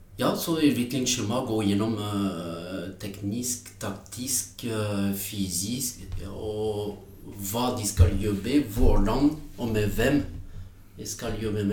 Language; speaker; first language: Norwegian; non-native, fluent; French